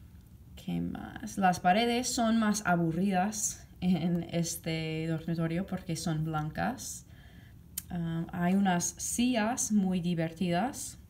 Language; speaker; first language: Spanish; non-native, fluent; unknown